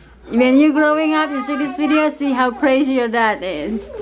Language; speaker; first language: English; non-native, fluent; Indonesian